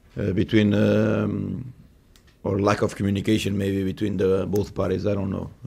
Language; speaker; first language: English; non-native, fluent; Portuguese